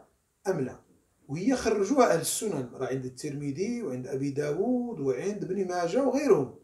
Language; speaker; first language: Arabic; native; Arabic